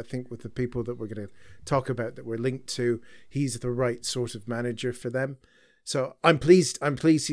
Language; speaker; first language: English; native; English